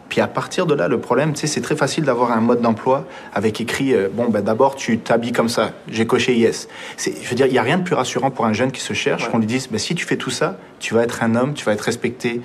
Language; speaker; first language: French; early bilingual, other home language; Arabic